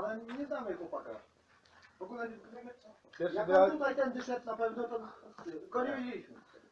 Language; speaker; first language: Polish; non-native, learner; Slovenian